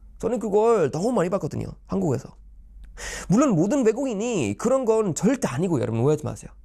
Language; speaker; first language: Korean; non-native, fluent; Swedish